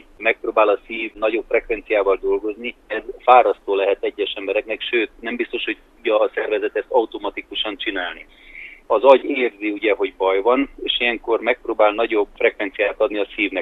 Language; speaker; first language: Hungarian; native; Hungarian